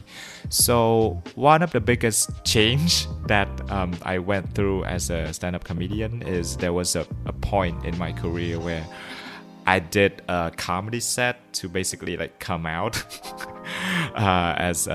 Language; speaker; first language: English; non-native, fluent; Vietnamese